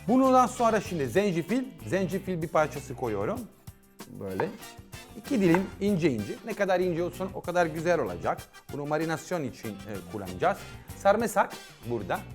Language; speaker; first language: Turkish; non-native, learner; Italian